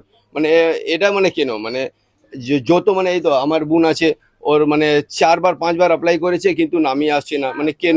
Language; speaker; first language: Bangla; non-native, local second language; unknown